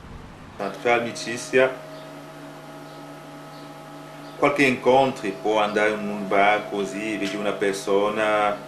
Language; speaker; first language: Italian; non-native, fluent; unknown